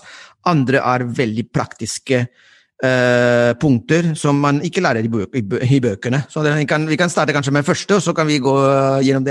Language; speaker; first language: Norwegian; non-native, fluent; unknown